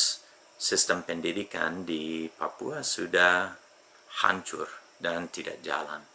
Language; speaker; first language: Indonesian; non-native, fluent; English